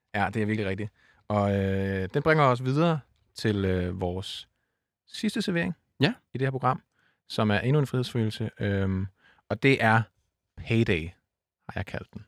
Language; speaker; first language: Danish; native; Danish